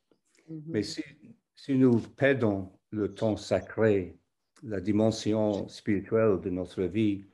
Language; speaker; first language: French; non-native, fluent; English